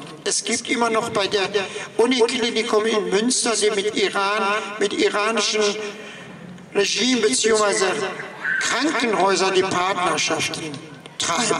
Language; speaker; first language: German; non-native, fluent; Persian